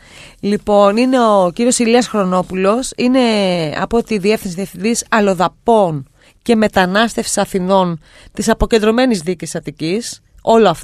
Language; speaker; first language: Greek; native; Greek